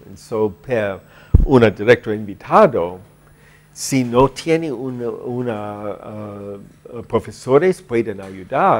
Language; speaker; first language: Spanish; non-native, learner; English